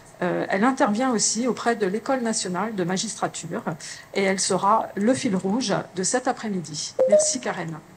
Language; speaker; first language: French; native; French